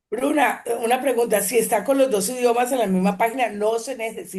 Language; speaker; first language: Spanish; native; Spanish